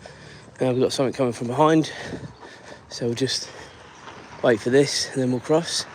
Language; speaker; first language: English; native; English